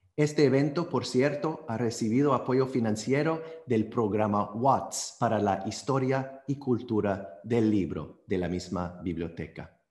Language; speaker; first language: Spanish; non-native, fluent; English